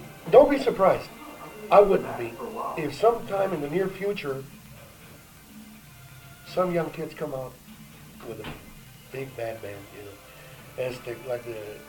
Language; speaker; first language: English; early bilingual, other home language; Spanish